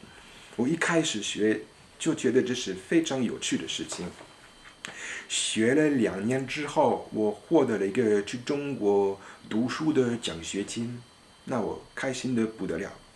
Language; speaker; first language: Chinese; non-native, fluent; French